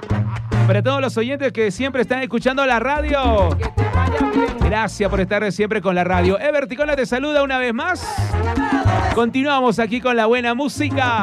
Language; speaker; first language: Spanish; native; Spanish